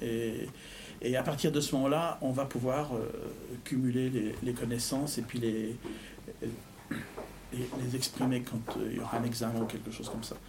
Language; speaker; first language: French; native; French